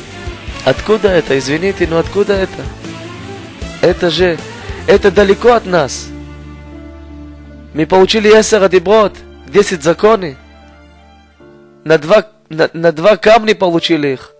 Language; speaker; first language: Russian; non-native, learner; Hebrew